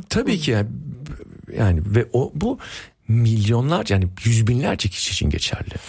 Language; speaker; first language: Turkish; early bilingual, heritage; Turkish